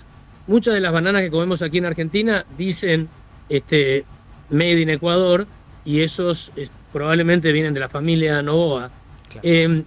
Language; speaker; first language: Spanish; native; Spanish